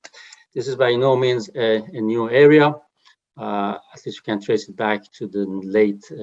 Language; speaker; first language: English; non-native, fluent; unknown